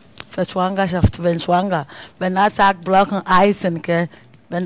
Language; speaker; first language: German; non-native, learner; Akan